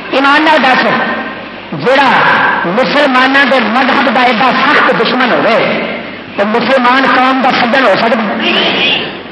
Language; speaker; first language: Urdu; non-native, local second language; Saraiki